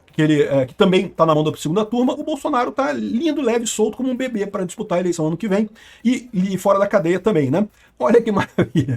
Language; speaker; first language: Portuguese; native; Portuguese